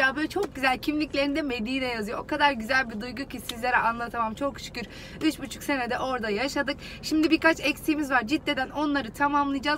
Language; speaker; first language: Turkish; native; Turkish